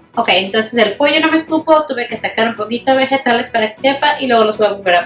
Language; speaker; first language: Spanish; native; Spanish